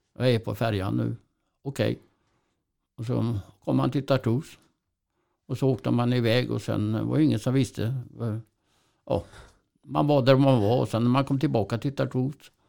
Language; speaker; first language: Swedish; native; Swedish